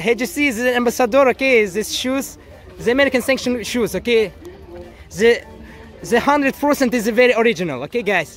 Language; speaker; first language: English; non-native, learner; Russian